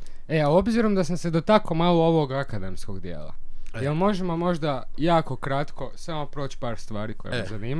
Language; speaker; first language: Croatian; native; Croatian